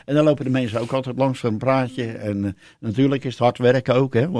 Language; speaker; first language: Dutch; native; Dutch